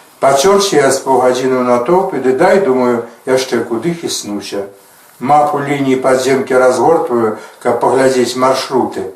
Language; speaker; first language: Belarusian; native; Belarusian